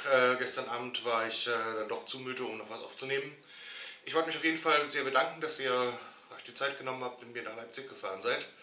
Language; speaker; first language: German; native; German